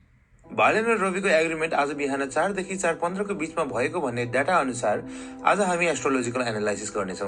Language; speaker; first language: Nepali; native; Nepali